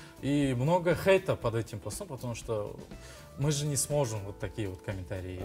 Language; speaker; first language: Russian; non-native, local second language; Kazakh